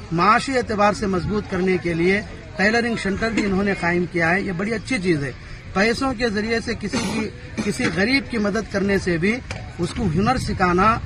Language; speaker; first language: Urdu; native; Urdu